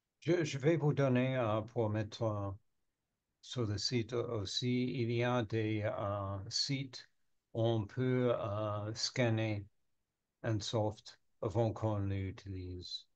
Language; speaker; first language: French; non-native, learner; English